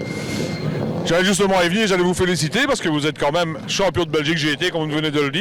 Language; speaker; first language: French; native; French